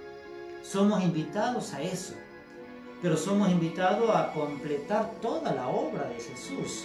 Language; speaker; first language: Spanish; native; Spanish